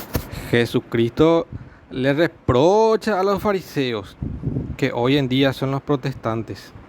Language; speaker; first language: Spanish; native; Spanish